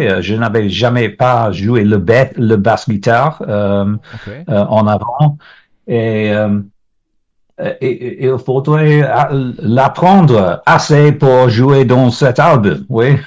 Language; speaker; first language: French; non-native, learner; English